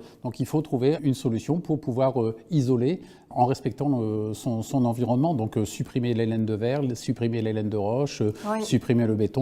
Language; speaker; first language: French; native; French